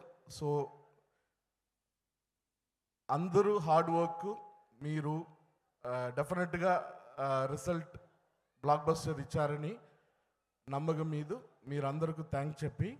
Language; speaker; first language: Telugu; non-native, learner; Tamil